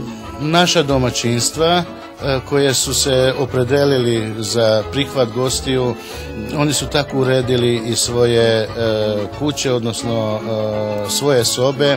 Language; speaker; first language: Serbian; non-native, local second language; Hungarian